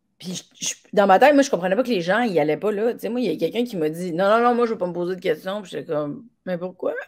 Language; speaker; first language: French; native; French